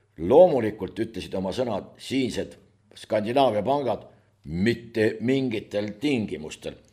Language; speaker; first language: Estonian; native; Estonian